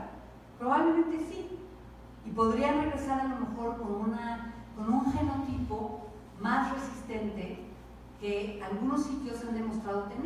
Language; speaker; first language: Spanish; native; Spanish